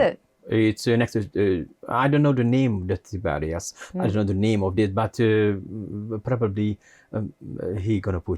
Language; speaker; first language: English; non-native, fluent; Hungarian